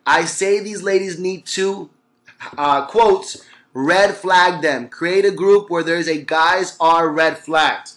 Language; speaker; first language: English; early bilingual, other home language; Spanish